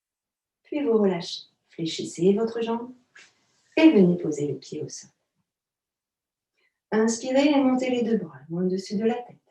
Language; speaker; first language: French; native; French